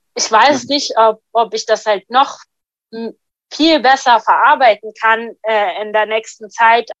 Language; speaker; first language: German; non-native, fluent; Arabic